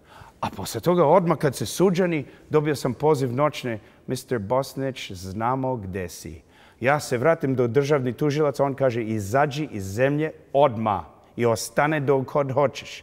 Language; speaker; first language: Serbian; early bilingual, heritage; English